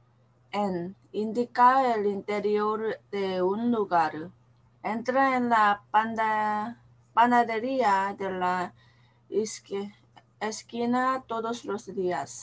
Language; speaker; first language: Spanish; non-native, learner; Korean